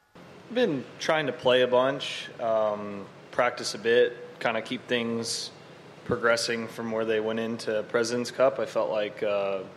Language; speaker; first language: English; native; English